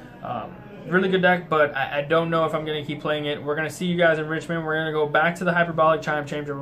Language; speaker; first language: English; native; English